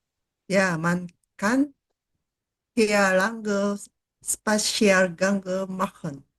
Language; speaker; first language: German; non-native, learner; Indonesian